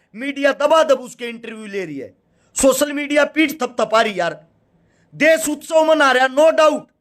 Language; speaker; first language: Hindi; native; Hindi